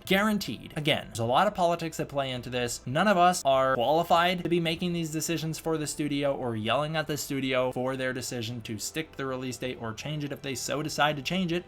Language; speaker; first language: English; native; English